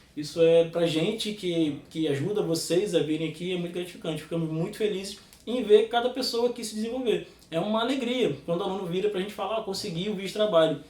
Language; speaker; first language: Portuguese; native; Portuguese